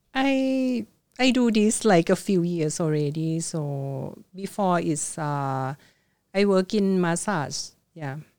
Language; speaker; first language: English; non-native, learner; Thai